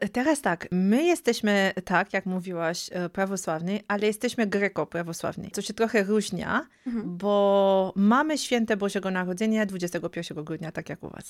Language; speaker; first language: Polish; non-native, fluent; Romanian